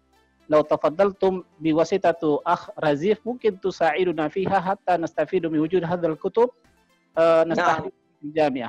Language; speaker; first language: Arabic; non-native, fluent; Indonesian